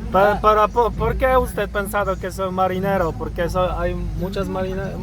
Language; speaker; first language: Spanish; non-native, learner; Polish